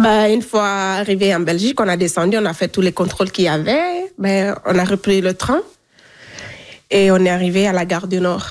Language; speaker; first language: French; non-native, local second language; Fula